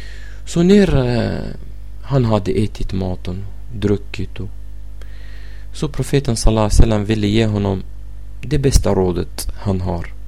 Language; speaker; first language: Swedish; non-native, fluent; Arabic